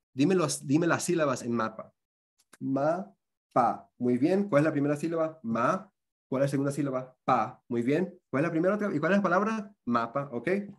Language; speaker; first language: Spanish; early bilingual, heritage; Spanish